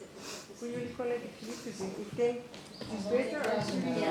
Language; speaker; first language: Dutch; non-native, fluent; Persian